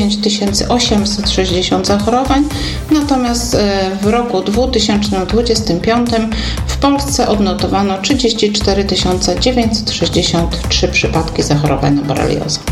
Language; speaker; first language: Polish; native; Polish